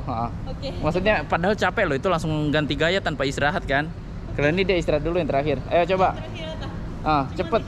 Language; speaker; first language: Indonesian; native; Indonesian